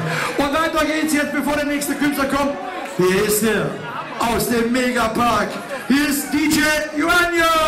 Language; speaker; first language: German; native; German